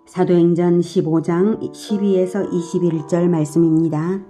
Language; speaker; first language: Korean; native; Korean